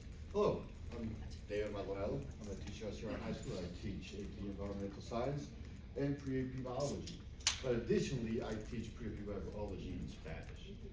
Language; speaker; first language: English; early bilingual, other home language; Spanish